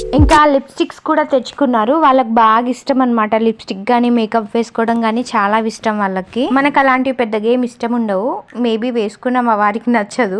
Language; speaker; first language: Telugu; non-native, local second language; Lambadi